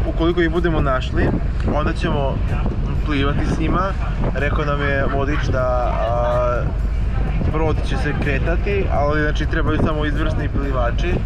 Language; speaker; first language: Bosnian; native; Bosnian